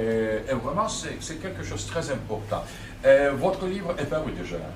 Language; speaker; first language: French; non-native, fluent; Russian